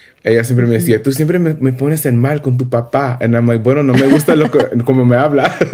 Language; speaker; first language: Spanish; early bilingual, heritage; Spanish